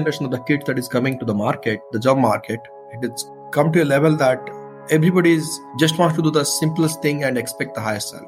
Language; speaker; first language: English; non-native, local second language; Odia